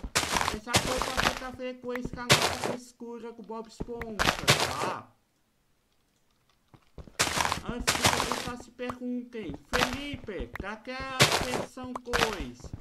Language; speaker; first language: Portuguese; native; Portuguese